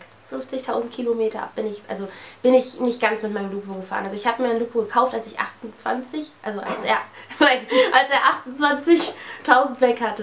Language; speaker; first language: German; native; German